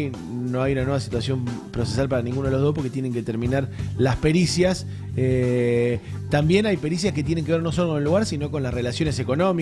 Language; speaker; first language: Spanish; native; Spanish